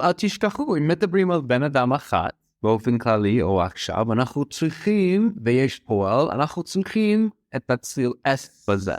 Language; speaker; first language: Hebrew; non-native, fluent; English